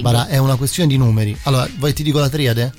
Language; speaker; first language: Italian; native; Italian